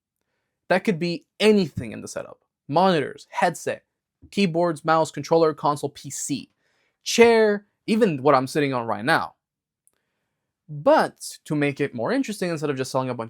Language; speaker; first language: English; native; English